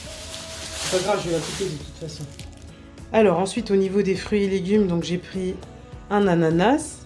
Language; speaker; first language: French; native; French